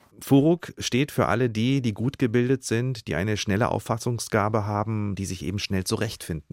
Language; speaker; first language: German; native; German